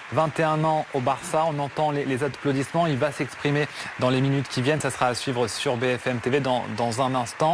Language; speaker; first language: French; native; French